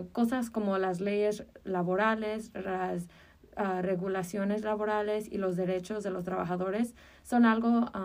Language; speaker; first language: Spanish; early bilingual, heritage; Spanish